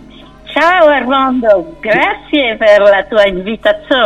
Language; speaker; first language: Italian; non-native, fluent; French